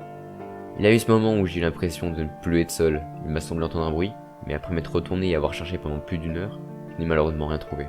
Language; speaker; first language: French; native; French